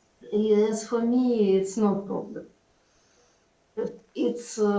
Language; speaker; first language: English; non-native, learner; Ukrainian